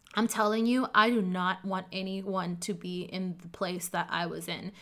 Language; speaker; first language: English; early bilingual, other home language; Cantonese